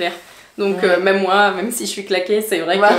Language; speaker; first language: French; native; French